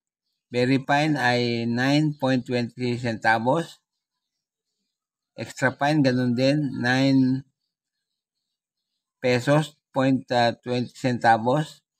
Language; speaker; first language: Filipino; native; Filipino